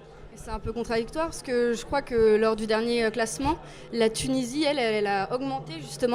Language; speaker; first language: French; native; French